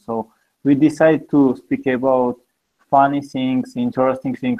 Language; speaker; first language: English; non-native, learner; Georgian